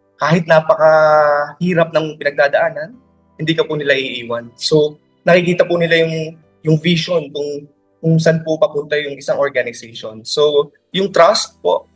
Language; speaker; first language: Filipino; native; Filipino